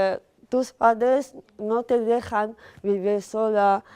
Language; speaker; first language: Spanish; non-native, fluent; Arabic